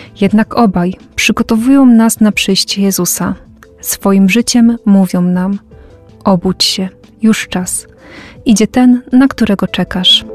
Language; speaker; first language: Polish; native; Polish